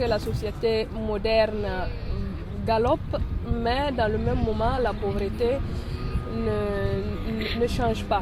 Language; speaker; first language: French; non-native, local second language; Mossi